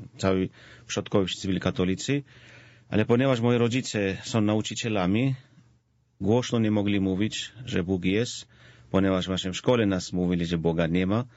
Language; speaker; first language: Polish; non-native, fluent; Georgian